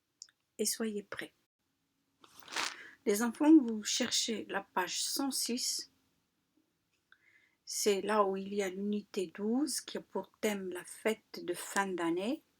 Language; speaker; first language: French; non-native, local second language; Arabic